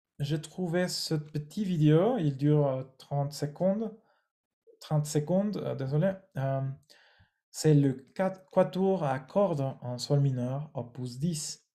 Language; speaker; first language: French; non-native, fluent; Spanish